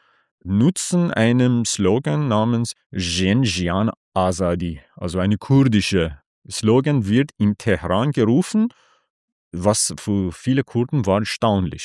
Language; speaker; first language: German; non-native, fluent; Persian